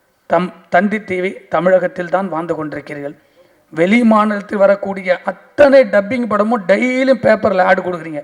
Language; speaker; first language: Tamil; native; Tamil